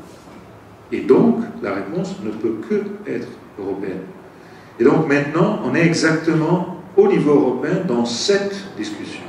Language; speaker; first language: French; non-native, fluent; Italian